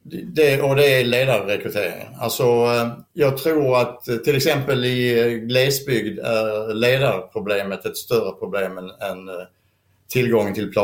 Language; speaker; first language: Swedish; native; Swedish